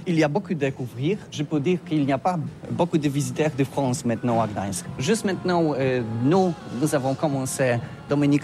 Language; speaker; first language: French; non-native, learner; Polish